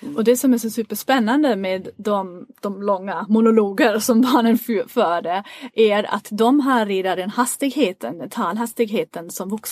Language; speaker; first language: Swedish; non-native, fluent; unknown